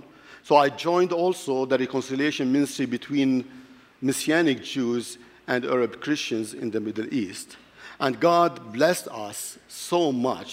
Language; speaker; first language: English; non-native, fluent; Arabic